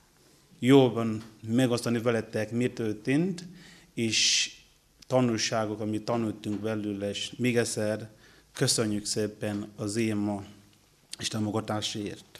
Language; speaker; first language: Hungarian; non-native, learner; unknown